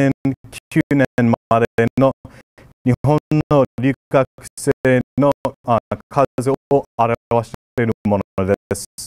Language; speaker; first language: Japanese; non-native, fluent; English